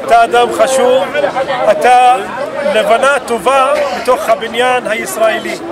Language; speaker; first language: Hebrew; non-native, local second language; Arabic